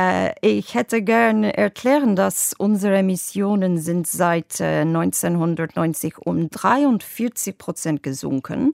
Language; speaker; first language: German; non-native, fluent; English